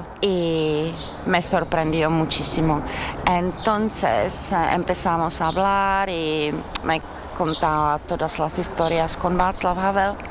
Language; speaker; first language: Spanish; non-native, fluent; Czech